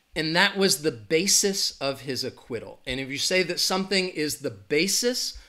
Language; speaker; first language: English; native; English